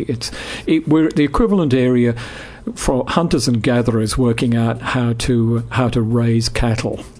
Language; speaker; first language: English; native; English